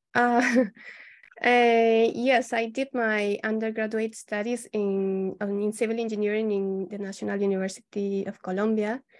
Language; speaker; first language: English; non-native, fluent; Spanish